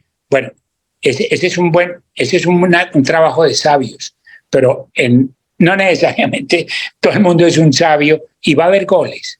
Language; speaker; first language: Spanish; native; Spanish